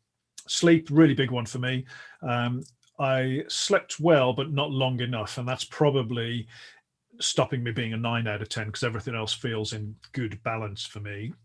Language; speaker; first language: English; native; English